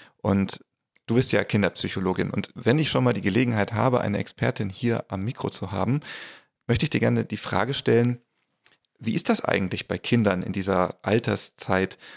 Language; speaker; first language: German; native; German